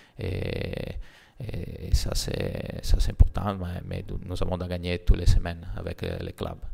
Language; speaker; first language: French; non-native, learner; Italian